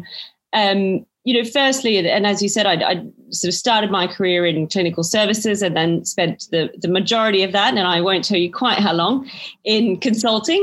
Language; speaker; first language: English; native; English